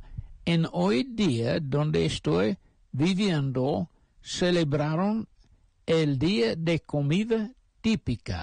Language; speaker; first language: Spanish; non-native, fluent; English